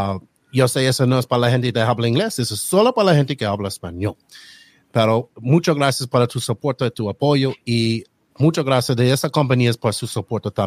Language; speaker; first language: Spanish; non-native, learner; English